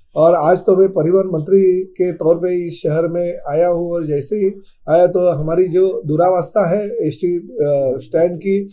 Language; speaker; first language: Hindi; non-native, local second language; Marathi